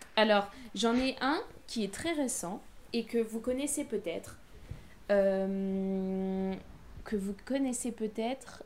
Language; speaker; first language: French; native; French